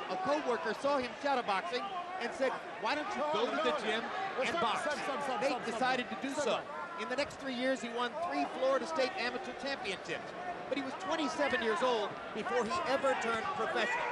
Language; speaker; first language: English; native; English